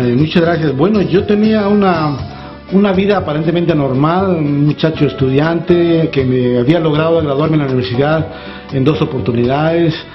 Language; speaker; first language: Spanish; native; Spanish